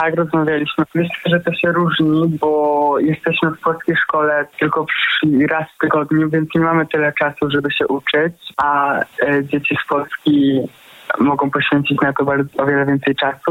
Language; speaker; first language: Polish; early bilingual, heritage; Polish